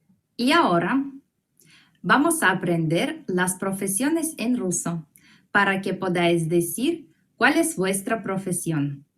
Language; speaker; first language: Spanish; non-native, fluent; Russian